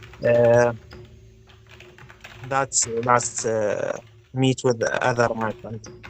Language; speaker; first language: English; non-native, learner; Arabic